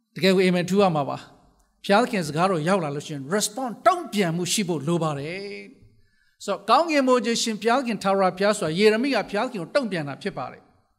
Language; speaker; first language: Burmese; native; Burmese